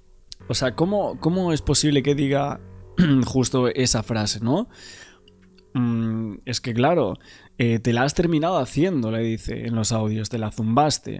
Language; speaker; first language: Spanish; native; Spanish